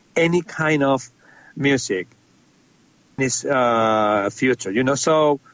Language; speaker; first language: English; non-native, fluent; Spanish